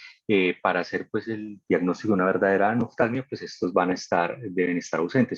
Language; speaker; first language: Spanish; native; Spanish